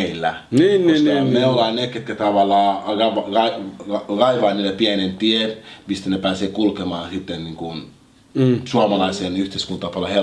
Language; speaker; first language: Finnish; early bilingual, other home language; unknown